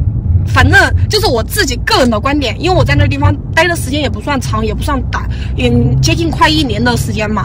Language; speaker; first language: Chinese; native; Chinese